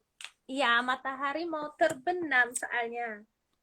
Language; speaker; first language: Indonesian; non-native, fluent; English